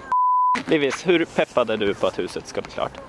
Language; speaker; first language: Swedish; native; Swedish